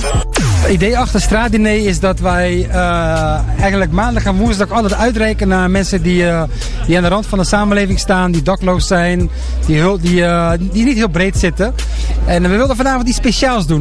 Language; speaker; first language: Dutch; native; Dutch